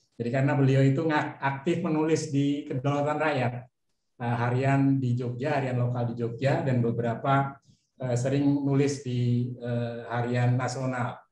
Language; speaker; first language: Indonesian; native; Indonesian